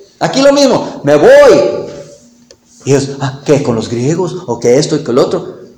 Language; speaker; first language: Spanish; non-native, fluent; English